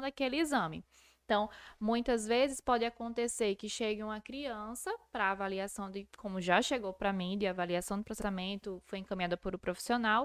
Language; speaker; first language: Portuguese; native; Portuguese